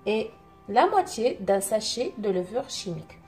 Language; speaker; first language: French; non-native, local second language; Arabic